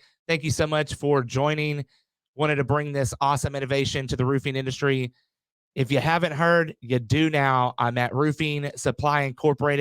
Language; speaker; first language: English; native; English